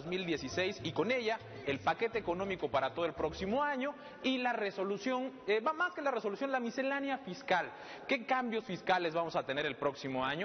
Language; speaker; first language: Spanish; native; Spanish